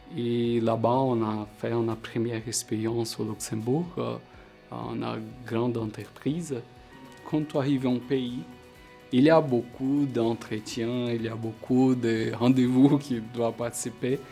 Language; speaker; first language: French; non-native, fluent; Portuguese